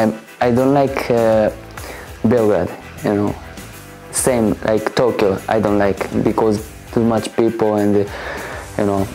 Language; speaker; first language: English; non-native, learner; Japanese